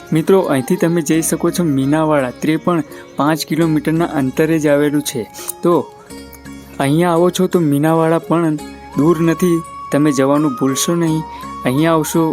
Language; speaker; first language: Gujarati; native; Gujarati